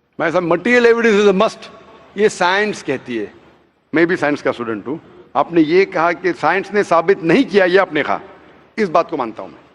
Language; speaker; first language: Hindi; non-native, local second language; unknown